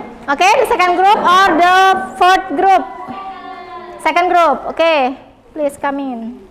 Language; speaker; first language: English; non-native, fluent; Indonesian